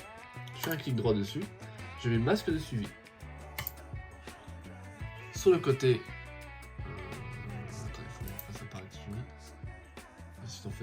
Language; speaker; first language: French; native; French